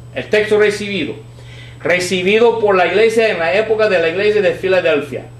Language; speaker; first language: Spanish; non-native, fluent; English